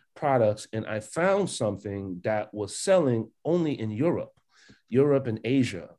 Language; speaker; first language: English; early bilingual, other home language; Haitian Creole